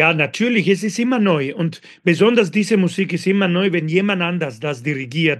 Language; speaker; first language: German; non-native, fluent; Spanish